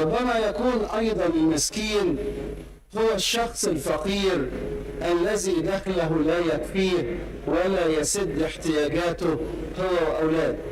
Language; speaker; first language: Arabic; native; Arabic